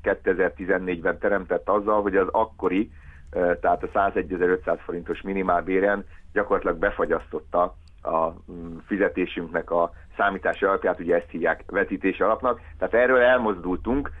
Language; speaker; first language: Hungarian; native; Hungarian